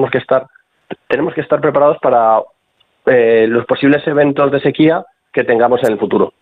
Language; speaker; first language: Spanish; native; Spanish